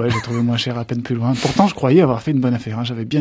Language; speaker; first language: French; native; French